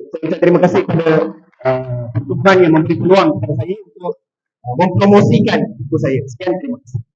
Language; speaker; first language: Malay; non-native, local second language; Tamil